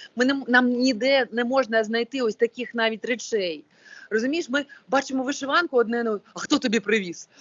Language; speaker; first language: Ukrainian; non-native, local second language; Russian